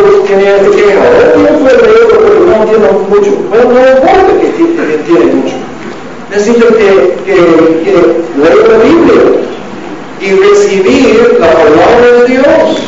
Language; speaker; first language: Spanish; non-native, learner; English